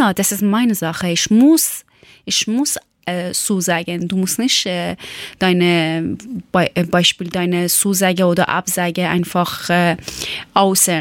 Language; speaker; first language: German; non-native, learner; Persian